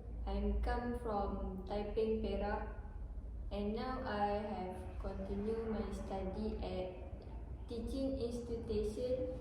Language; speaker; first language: English; non-native, learner; Malay